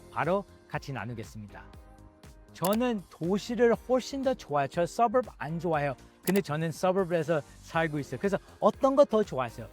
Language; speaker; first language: Korean; early bilingual, heritage; Korean